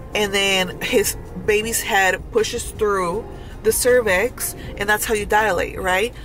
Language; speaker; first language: English; early bilingual, other home language; Spanish